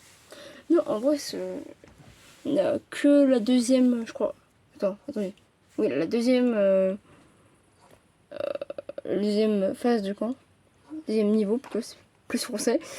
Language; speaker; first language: French; native; French